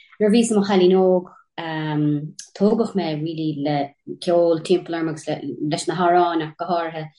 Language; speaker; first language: Irish; native; Irish